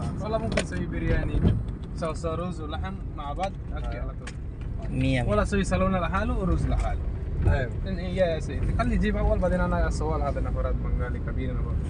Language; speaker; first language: Arabic; non-native, learner; Bangla